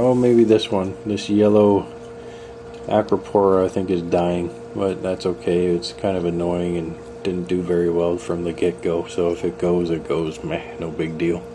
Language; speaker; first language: English; native; English